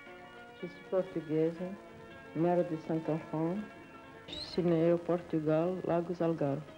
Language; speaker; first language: French; non-native, fluent; Portuguese